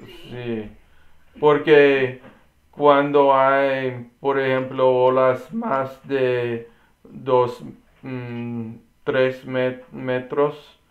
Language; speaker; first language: Spanish; non-native, learner; English